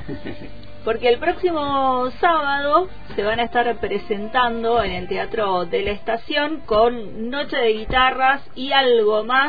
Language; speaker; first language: Spanish; native; Spanish